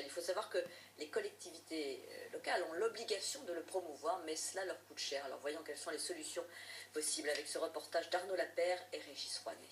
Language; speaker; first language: French; native; French